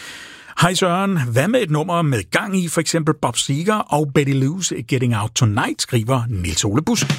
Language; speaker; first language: Danish; native; Danish